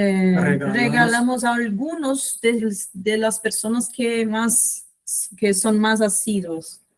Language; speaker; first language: Spanish; non-native, fluent; Portuguese